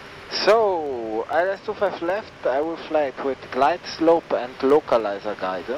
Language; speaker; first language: English; non-native, fluent; German